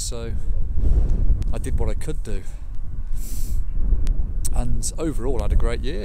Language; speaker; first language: English; native; English